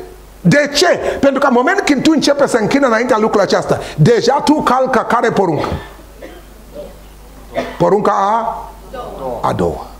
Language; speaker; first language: Romanian; non-native, learner; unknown